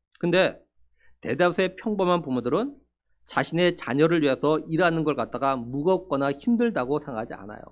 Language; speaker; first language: Korean; native; Korean